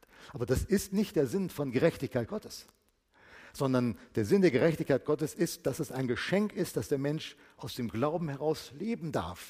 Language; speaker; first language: German; native; German